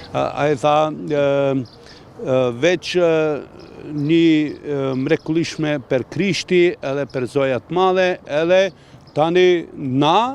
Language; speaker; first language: Albanian; non-native, local second language; Croatian